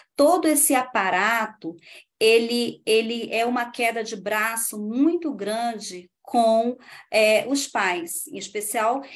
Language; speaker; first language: Portuguese; native; Portuguese